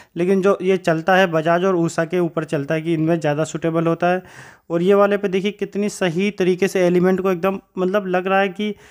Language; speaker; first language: Hindi; native; Hindi